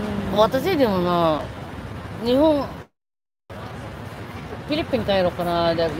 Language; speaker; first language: Japanese; non-native, fluent; Filipino